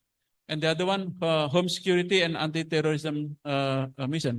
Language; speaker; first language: English; non-native, fluent; Indonesian